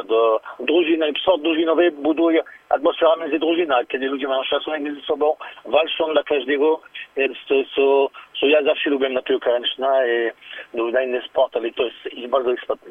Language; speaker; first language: Polish; non-native, learner; French